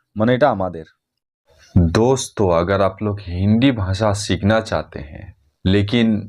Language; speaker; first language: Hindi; non-native, fluent; Bangla